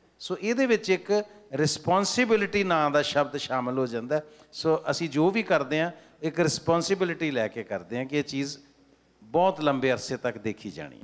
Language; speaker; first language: Punjabi; native; Punjabi